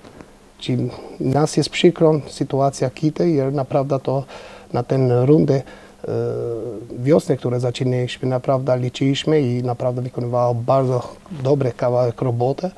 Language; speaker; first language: Polish; non-native, fluent; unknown